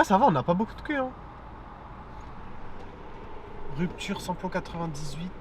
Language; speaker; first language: French; native; French